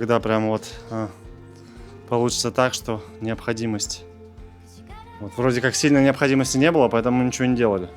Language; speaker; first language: Russian; native; Russian